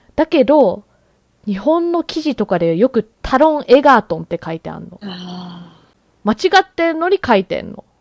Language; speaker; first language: Japanese; early bilingual, heritage; Japanese